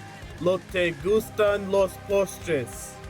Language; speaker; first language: Spanish; non-native, learner; English